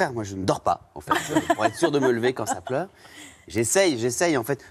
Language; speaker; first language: French; native; French